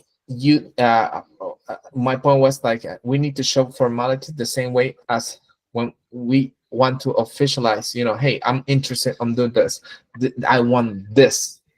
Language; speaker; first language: English; non-native, fluent; Spanish